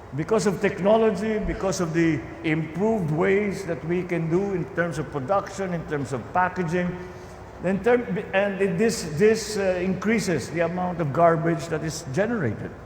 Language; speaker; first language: English; non-native, local second language; Filipino